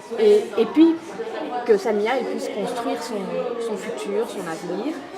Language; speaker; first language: French; native; French